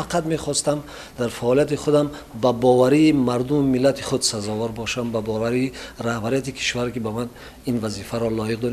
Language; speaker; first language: Persian; native; Persian